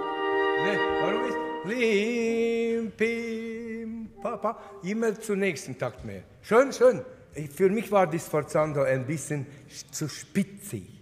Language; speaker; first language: German; non-native, fluent; Latvian